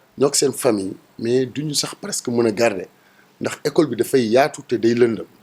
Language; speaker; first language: Wolof; native; Wolof